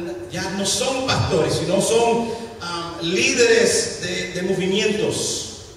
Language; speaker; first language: Spanish; early bilingual, heritage; Spanish